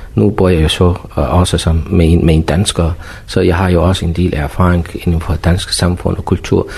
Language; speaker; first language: Danish; non-native, fluent; Persian